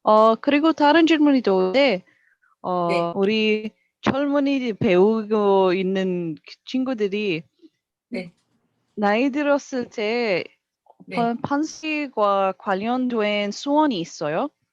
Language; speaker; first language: Korean; non-native, learner; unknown